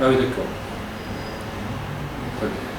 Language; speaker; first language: French; non-native, fluent; Japanese